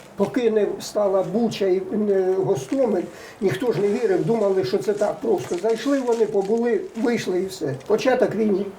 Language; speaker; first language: Ukrainian; native; Ukrainian